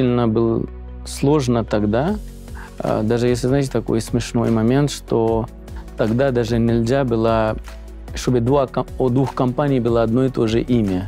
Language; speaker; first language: Russian; non-native, fluent; Punjabi